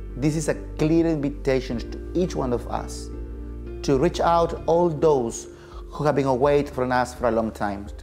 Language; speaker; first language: English; non-native, fluent; Spanish